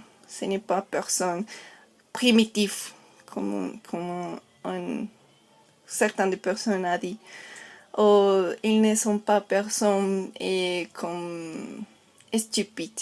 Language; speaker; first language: French; non-native, learner; Spanish